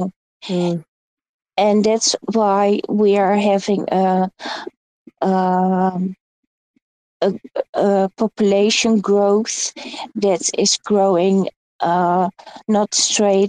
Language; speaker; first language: English; non-native, learner; Dutch